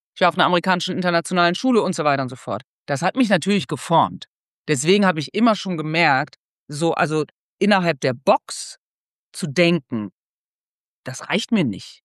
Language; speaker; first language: German; native; German